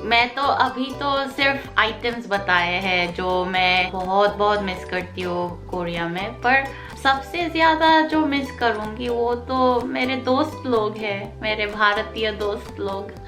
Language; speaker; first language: Hindi; non-native, local second language; Korean